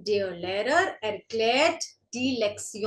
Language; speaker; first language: German; non-native, fluent; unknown